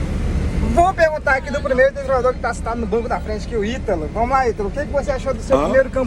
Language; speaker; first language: Portuguese; native; Portuguese